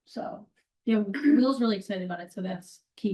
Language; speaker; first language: English; native; English